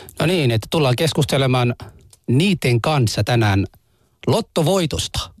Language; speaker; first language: Finnish; non-native, fluent; Arabic